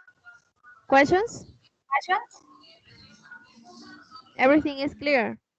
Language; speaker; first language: English; non-native, fluent; Spanish